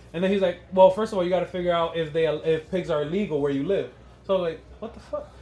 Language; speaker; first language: English; early bilingual, other home language; Spanish